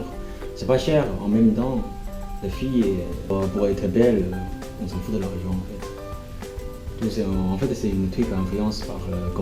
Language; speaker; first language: French; non-native, fluent; Chinese